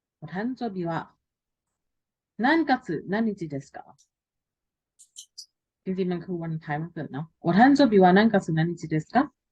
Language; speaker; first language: Japanese; non-native, fluent; Thai